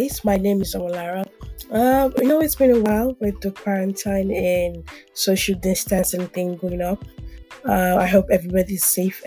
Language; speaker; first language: English; non-native, local second language; Yoruba